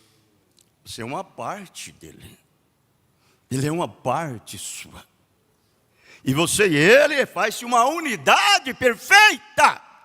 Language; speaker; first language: Portuguese; native; Portuguese